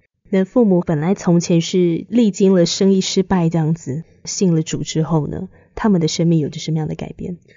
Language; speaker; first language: Chinese; native; Chinese